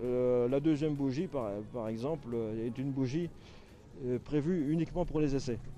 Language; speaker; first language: French; native; French